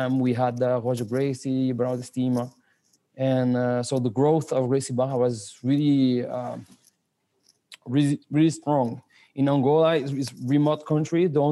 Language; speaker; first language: English; non-native, fluent; French